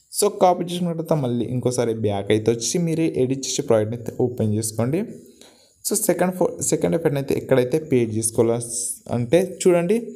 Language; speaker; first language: Telugu; non-native, local second language; Gondi